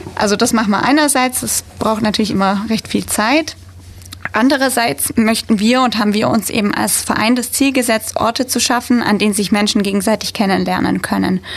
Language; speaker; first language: German; native; German